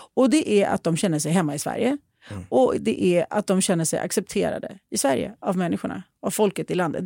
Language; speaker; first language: Swedish; early bilingual, other home language; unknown